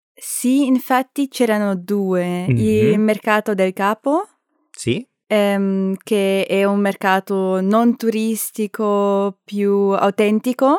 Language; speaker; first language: Italian; non-native, learner; German